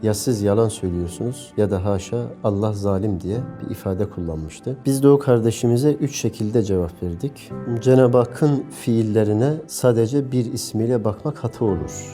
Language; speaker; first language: Turkish; native; Turkish